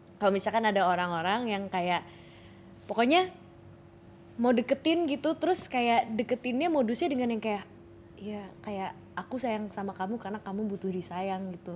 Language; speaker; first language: Indonesian; native; Indonesian